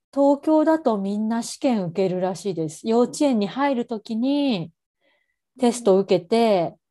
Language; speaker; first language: Japanese; native; Japanese